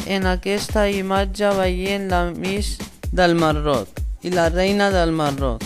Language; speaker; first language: Catalan; non-native, learner; Arabic